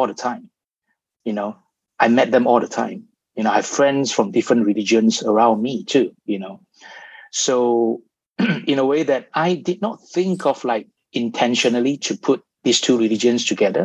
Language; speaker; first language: English; non-native, local second language; Cantonese